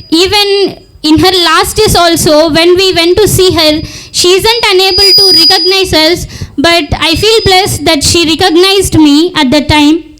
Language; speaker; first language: English; non-native, local second language; Telugu